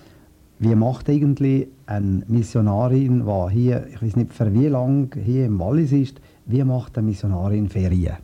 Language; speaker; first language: German; native; German